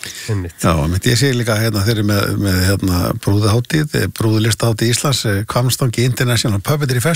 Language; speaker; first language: Icelandic; native; Icelandic